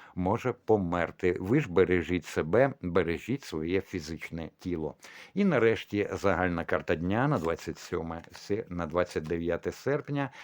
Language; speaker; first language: Ukrainian; non-native, local second language; Russian